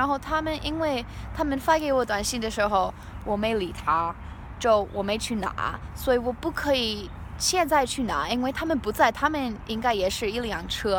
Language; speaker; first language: Chinese; non-native, learner; English